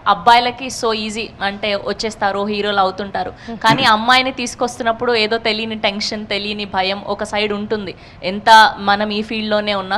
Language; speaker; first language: Telugu; native; Telugu